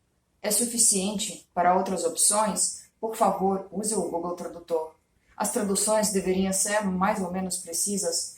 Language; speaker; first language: Portuguese; non-native, fluent; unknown